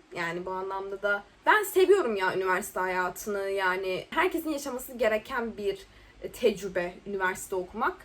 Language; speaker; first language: Turkish; native; Turkish